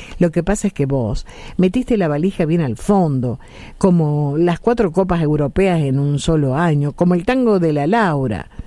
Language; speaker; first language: Spanish; native; Spanish